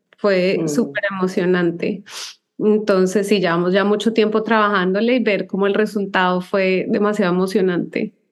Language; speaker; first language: Spanish; native; Spanish